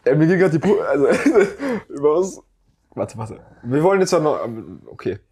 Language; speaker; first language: German; native; German